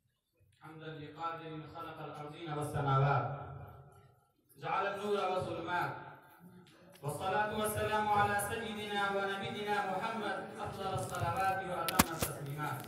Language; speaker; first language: Arabic; non-native, fluent; Urdu